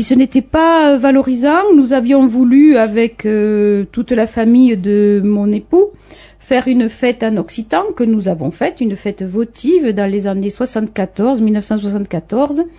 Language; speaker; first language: French; native; French